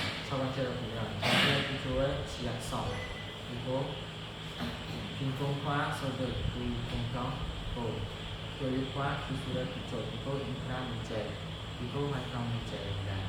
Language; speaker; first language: Korean; non-native, learner; Khmer